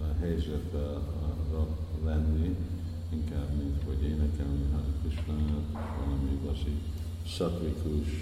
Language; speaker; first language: Hungarian; early bilingual, heritage; Hungarian